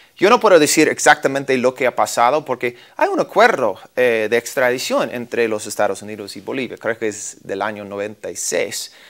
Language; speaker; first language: Spanish; non-native, fluent; English